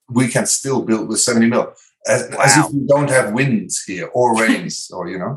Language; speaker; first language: English; non-native, fluent; Dutch